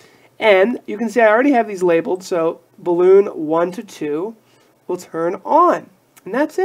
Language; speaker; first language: English; native; English